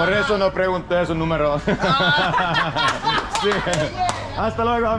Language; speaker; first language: Spanish; non-native, learner; Finnish